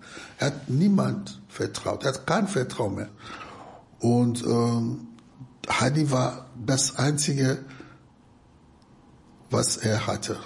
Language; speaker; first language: German; non-native, fluent; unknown